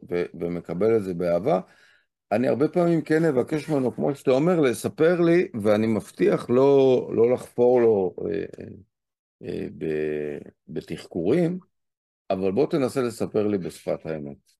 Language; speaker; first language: Hebrew; native; Hebrew